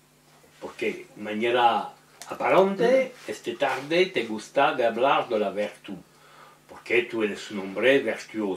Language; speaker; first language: Spanish; non-native, learner; French